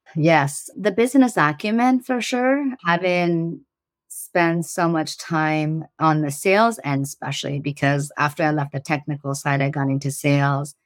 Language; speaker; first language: English; early bilingual, other home language; Persian